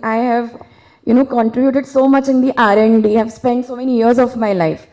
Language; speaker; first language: English; non-native, local second language; Marathi